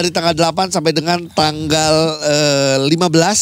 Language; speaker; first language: Indonesian; native; Indonesian